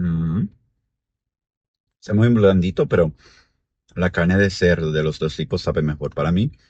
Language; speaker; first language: Spanish; early bilingual, heritage; Spanish